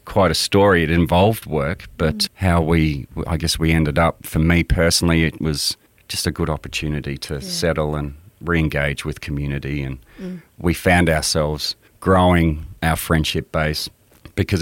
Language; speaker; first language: English; native; English